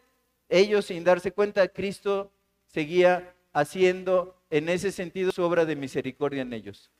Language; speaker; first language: Spanish; native; Spanish